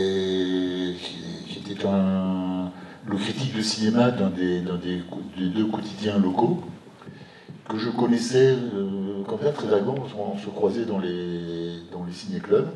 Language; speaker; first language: French; native; French